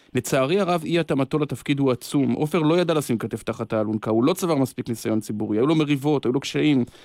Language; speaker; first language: Hebrew; native; Hebrew